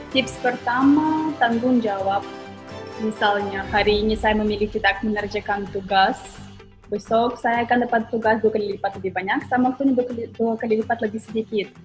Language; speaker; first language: Indonesian; non-native, fluent; Ukrainian